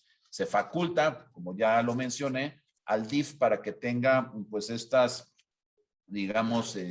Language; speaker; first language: Spanish; native; Spanish